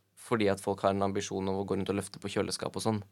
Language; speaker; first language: Norwegian; native; Norwegian